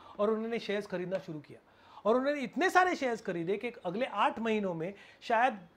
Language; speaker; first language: Hindi; non-native, local second language; Marathi